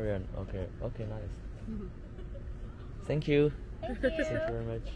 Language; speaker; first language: English; non-native, learner; French